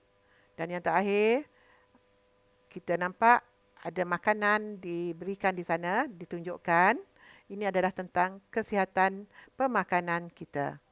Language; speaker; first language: Malay; native; Malay